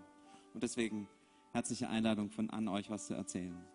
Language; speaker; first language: German; native; German